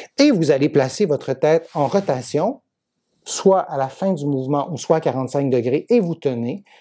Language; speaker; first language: French; native; French